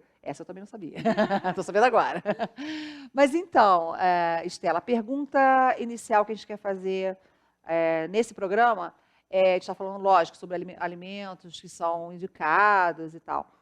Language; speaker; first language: Portuguese; native; Portuguese